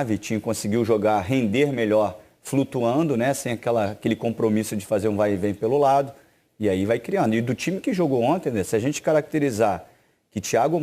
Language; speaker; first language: Portuguese; native; Portuguese